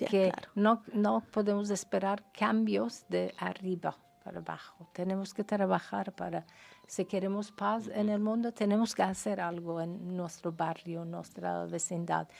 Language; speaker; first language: Spanish; non-native, fluent; Persian